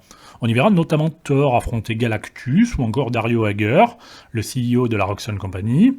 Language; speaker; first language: French; native; French